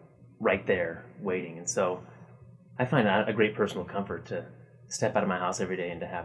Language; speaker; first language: English; native; English